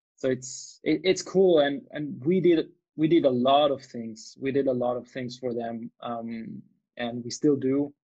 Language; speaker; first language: English; non-native, fluent; German